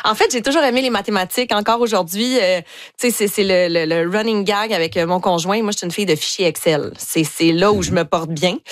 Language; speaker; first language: French; native; French